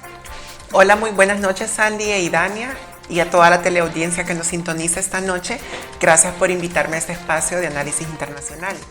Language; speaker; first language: Spanish; native; Spanish